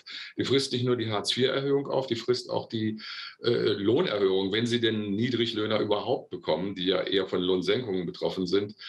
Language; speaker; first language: German; native; German